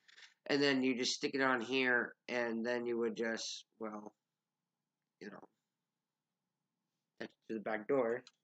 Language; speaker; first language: English; native; English